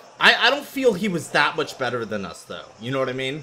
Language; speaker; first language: English; native; English